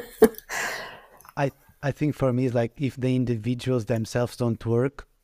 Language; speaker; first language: English; non-native, fluent; Portuguese